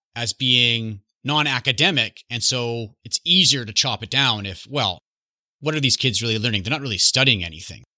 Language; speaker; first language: English; native; English